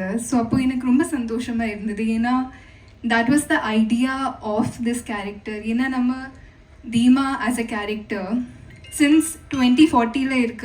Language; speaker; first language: Tamil; non-native, fluent; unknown